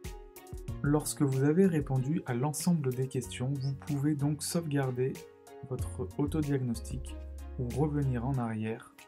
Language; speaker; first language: French; native; French